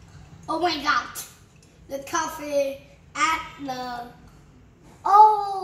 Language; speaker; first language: English; non-native, learner; Vietnamese